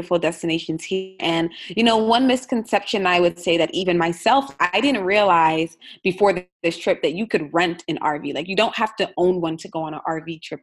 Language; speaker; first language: English; native; English